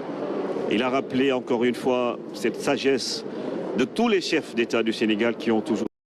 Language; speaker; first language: French; non-native, local second language; Wolof